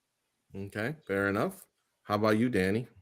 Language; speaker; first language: English; native; English